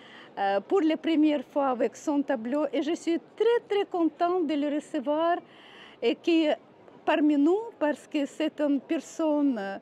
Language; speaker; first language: French; non-native, fluent; Russian